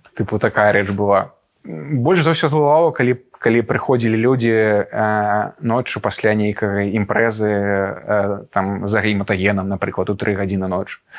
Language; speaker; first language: Belarusian; non-native, local second language; Russian